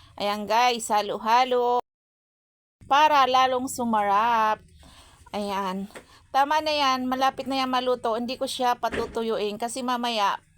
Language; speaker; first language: Filipino; non-native, local second language; Bikol